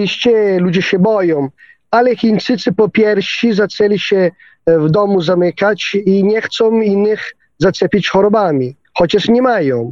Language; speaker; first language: Polish; non-native, fluent; Italian